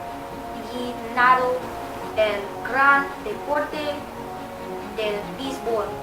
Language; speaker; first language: Spanish; non-native, learner; English